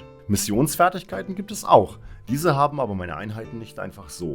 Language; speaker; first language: German; native; German